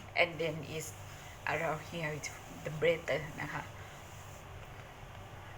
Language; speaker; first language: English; non-native, learner; Thai